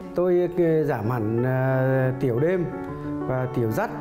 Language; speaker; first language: Vietnamese; native; Vietnamese